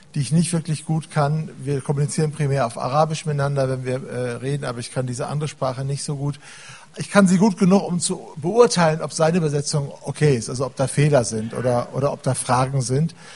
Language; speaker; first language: German; native; German